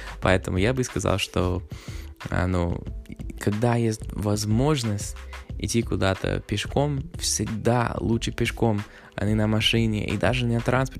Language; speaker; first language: Russian; non-native, fluent; English